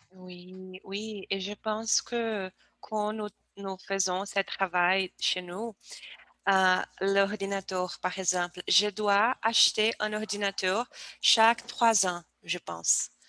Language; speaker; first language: French; non-native, learner; Portuguese